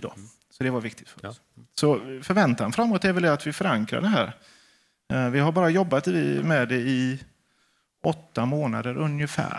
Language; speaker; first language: Swedish; native; Swedish